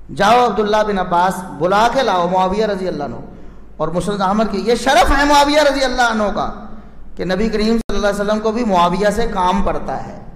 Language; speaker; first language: Urdu; non-native, local second language; Punjabi